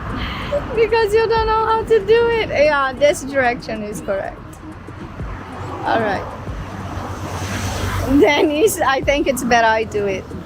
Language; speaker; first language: English; non-native, learner; Portuguese